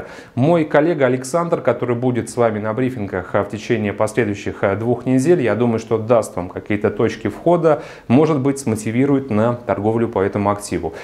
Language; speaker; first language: Russian; native; Russian